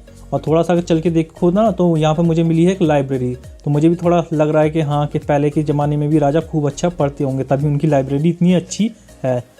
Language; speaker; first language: Hindi; native; Hindi